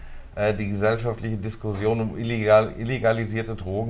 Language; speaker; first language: German; native; German